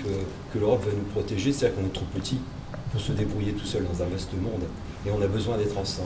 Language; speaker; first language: French; native; French